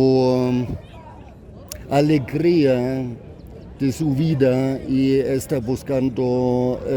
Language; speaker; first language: Spanish; non-native, fluent; German